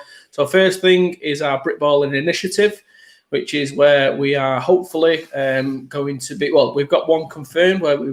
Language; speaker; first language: English; native; English